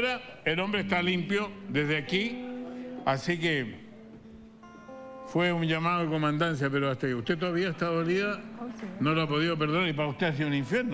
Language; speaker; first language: Spanish; native; Spanish